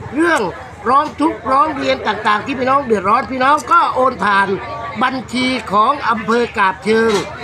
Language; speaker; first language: Thai; native; Thai